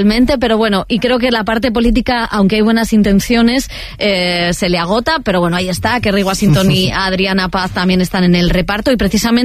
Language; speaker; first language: Spanish; native; Spanish